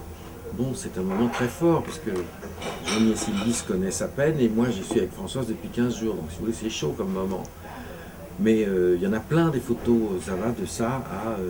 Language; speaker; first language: French; native; French